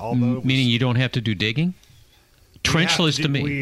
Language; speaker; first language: English; native; English